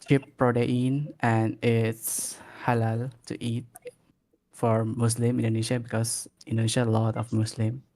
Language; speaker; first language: English; non-native, learner; Indonesian